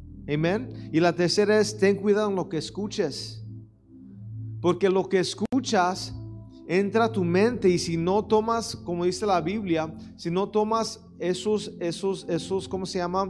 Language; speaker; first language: Spanish; early bilingual, heritage; Spanish